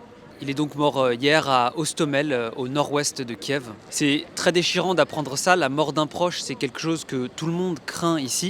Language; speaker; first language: French; native; French